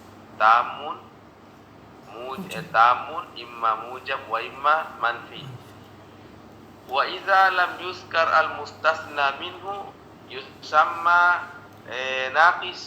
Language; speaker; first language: Arabic; non-native, fluent; Indonesian